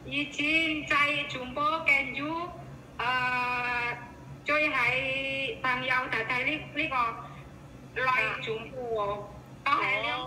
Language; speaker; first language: Cantonese; non-native, learner; Indonesian